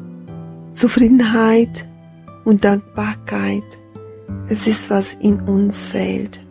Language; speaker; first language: German; non-native, fluent; Portuguese